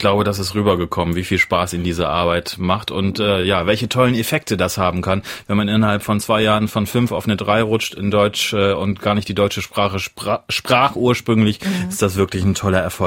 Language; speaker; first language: German; native; German